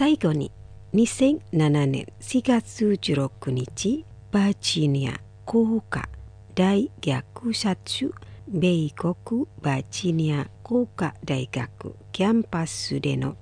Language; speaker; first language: Japanese; non-native, fluent; Indonesian